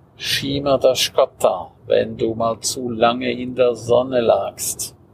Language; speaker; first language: German; non-native, local second language; Romansh